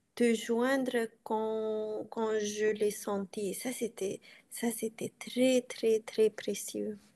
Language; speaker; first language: French; non-native, fluent; Romanian